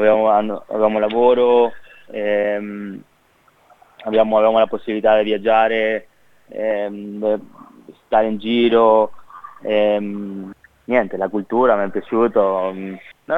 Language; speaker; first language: Italian; non-native, fluent; Spanish